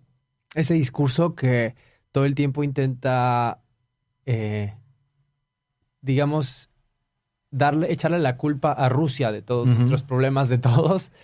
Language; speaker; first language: Spanish; native; Spanish